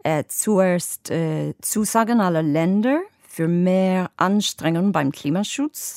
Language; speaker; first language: German; non-native, fluent; English